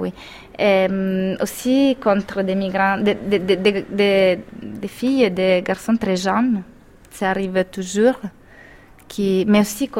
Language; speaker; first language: French; non-native, fluent; Italian